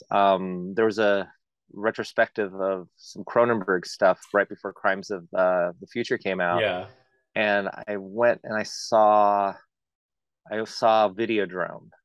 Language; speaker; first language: English; native; English